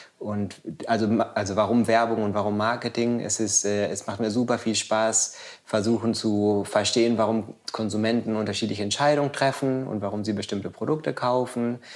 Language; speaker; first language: German; non-native, fluent; Spanish